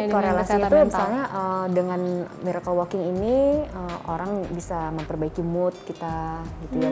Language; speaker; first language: Indonesian; native; Indonesian